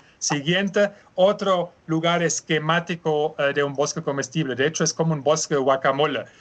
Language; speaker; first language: Spanish; non-native, fluent; German